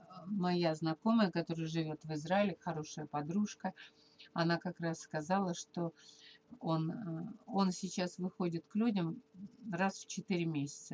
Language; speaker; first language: Russian; native; Russian